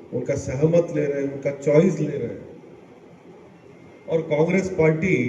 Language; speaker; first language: Hindi; non-native, local second language; Kannada